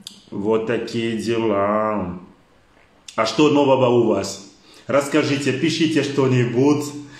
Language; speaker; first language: Russian; non-native, learner; French